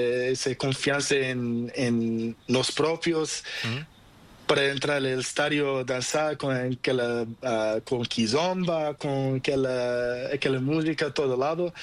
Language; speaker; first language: Spanish; non-native, learner; Portuguese